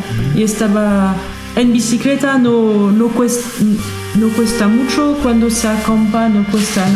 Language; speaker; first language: Spanish; non-native, learner; French